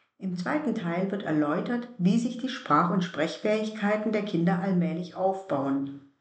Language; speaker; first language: German; native; German